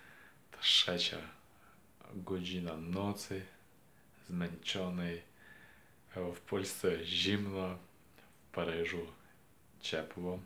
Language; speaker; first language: Polish; non-native, fluent; Ukrainian